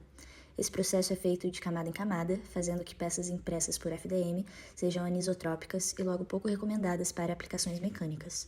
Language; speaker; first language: Portuguese; native; Portuguese